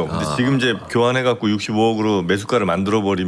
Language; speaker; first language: Korean; native; Korean